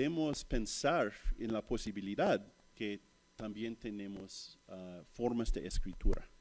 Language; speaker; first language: Spanish; non-native, fluent; English